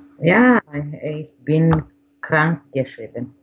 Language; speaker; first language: German; non-native, learner; Romanian